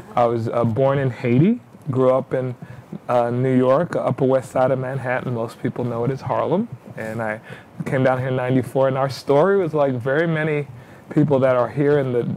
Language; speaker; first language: English; native; English